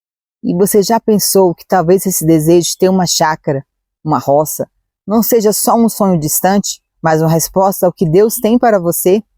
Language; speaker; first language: Portuguese; native; Portuguese